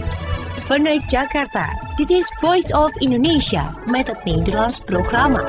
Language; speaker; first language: Dutch; non-native, fluent; Indonesian